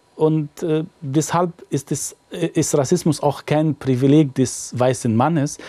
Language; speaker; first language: German; non-native, fluent; Arabic